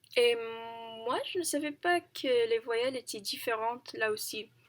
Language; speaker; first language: French; non-native, fluent; English